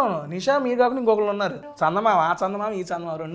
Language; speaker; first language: Telugu; native; Telugu